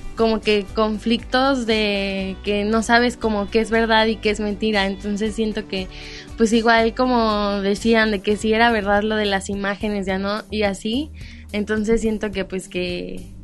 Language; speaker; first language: Spanish; native; Spanish